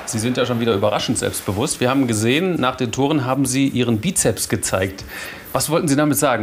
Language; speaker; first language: German; native; German